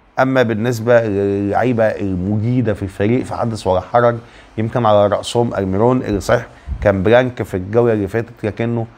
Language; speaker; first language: Arabic; native; Arabic